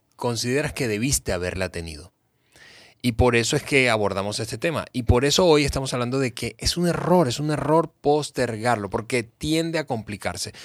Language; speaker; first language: Spanish; native; Spanish